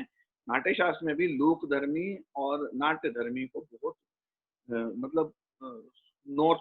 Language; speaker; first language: Hindi; native; Hindi